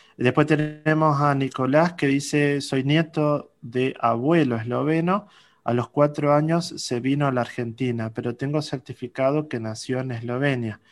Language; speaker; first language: Spanish; native; Spanish